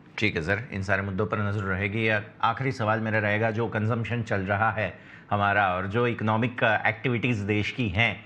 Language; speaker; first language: Hindi; non-native, local second language; Gujarati